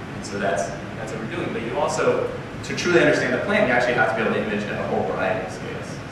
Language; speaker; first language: English; native; English